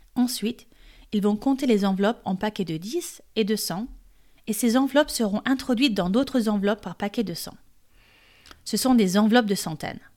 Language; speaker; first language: French; native; French